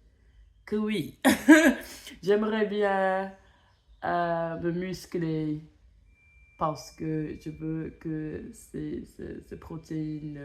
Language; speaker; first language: French; non-native, fluent; English